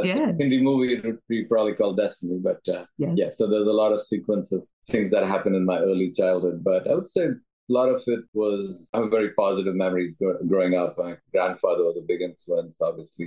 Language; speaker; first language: English; non-native, local second language; Tamil